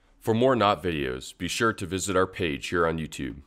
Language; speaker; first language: English; native; English